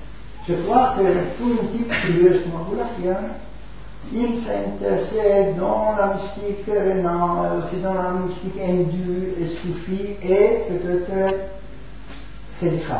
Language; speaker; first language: French; non-native, fluent; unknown